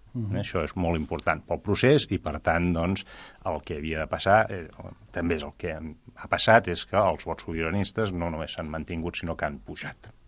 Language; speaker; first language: Catalan; native; Catalan